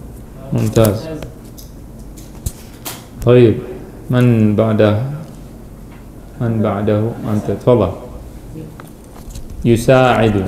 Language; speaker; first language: Arabic; non-native, fluent; Indonesian